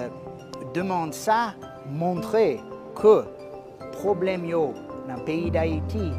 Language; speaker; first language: Haitian Creole; non-native, fluent; English